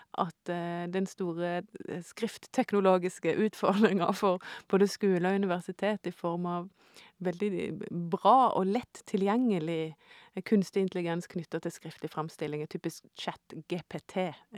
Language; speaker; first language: Norwegian; native; Norwegian